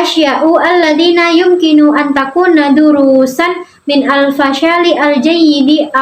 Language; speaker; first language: Arabic; non-native, learner; Indonesian